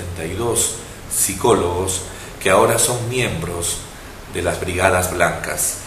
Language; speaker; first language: Spanish; native; Spanish